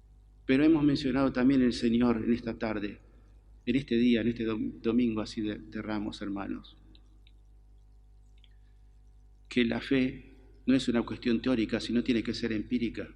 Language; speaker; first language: Spanish; native; Spanish